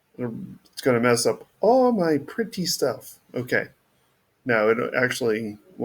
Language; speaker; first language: English; native; English